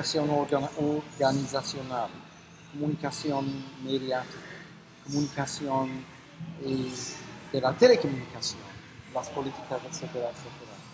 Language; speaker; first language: Spanish; non-native, fluent; English